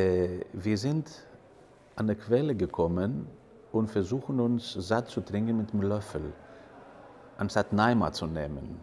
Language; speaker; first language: German; non-native, fluent; Greek